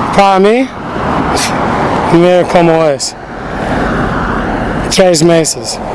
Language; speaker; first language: Spanish; non-native, fluent; English